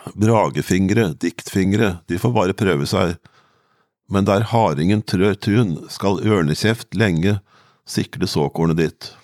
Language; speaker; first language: Norwegian; native; Norwegian